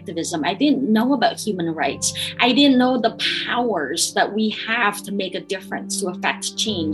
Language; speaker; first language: English; early bilingual, other home language; Khmer